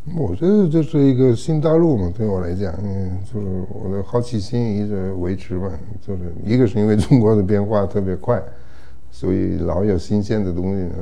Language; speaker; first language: Chinese; non-native, fluent; Italian